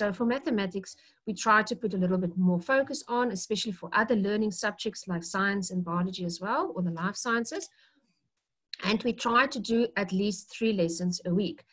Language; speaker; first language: English; non-native, local second language; Afrikaans